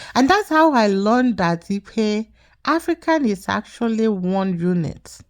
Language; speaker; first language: English; non-native, local second language; Yoruba